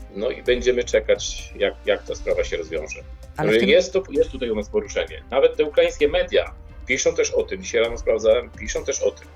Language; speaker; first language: Polish; native; Polish